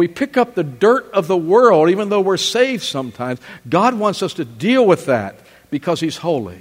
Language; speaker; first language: English; native; English